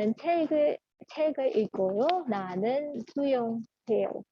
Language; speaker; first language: Korean; non-native, fluent; Indonesian